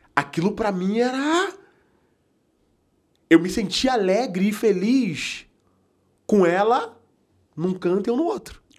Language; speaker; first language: Portuguese; native; Portuguese